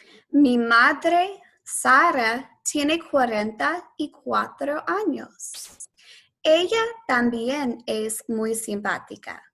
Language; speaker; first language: Spanish; non-native, fluent; English